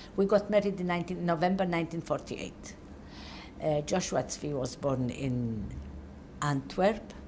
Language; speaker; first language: English; non-native, fluent; Polish